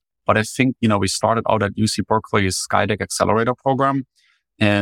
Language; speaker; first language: English; non-native, fluent; German